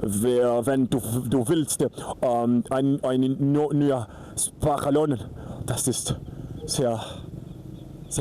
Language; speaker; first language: German; non-native, learner; Portuguese